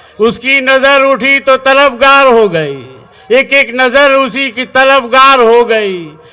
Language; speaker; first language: Urdu; native; Urdu